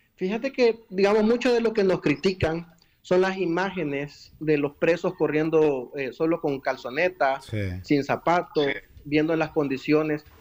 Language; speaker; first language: Spanish; native; Spanish